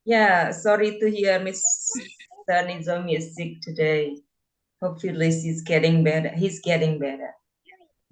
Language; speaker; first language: English; non-native, fluent; Indonesian